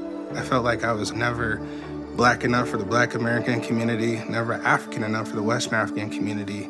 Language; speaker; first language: English; early bilingual, other home language; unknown